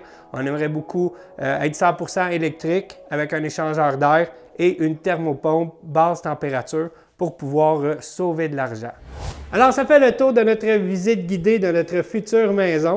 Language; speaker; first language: French; native; French